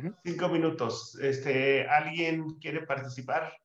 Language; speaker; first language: Spanish; native; Spanish